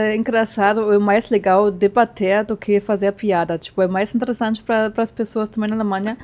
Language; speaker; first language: Portuguese; non-native, fluent; German